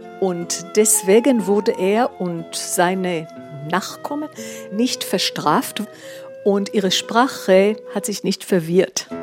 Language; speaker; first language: German; non-native, fluent; Hebrew